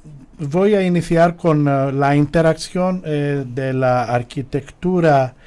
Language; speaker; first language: Spanish; non-native, fluent; Greek